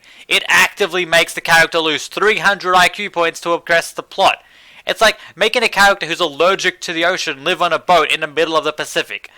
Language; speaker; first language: English; native; English